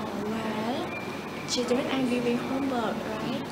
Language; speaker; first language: English; non-native, learner; Khmer